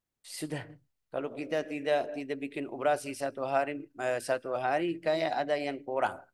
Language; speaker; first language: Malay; non-native, fluent; Arabic